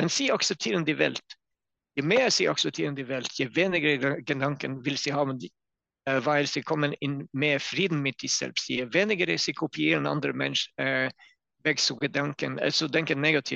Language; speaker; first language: German; non-native, learner; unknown